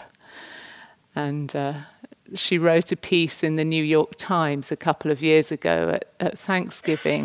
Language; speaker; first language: English; native; English